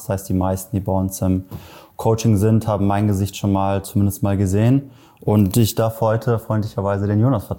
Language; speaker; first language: German; native; German